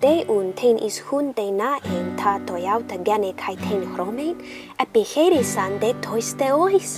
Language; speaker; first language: Greek; non-native, learner; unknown